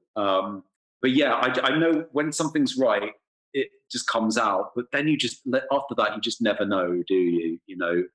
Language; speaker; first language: English; native; English